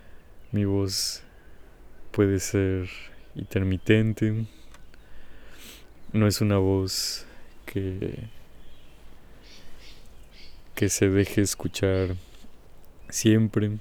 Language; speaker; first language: Spanish; native; Spanish